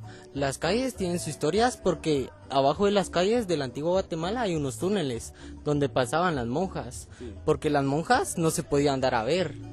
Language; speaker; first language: Spanish; native; Spanish